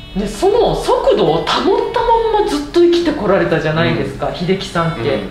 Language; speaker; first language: Japanese; native; Japanese